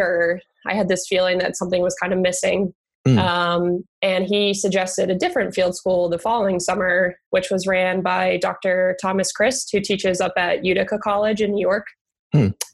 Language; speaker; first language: English; native; English